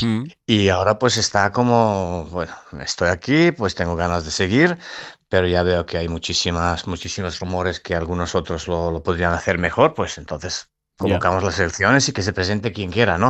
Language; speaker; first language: Spanish; non-native, fluent; Serbian